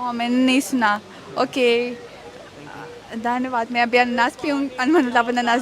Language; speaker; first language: Hindi; non-native, learner; Russian